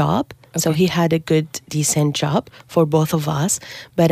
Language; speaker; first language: English; non-native, fluent; Arabic